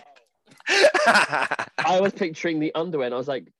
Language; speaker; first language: English; native; English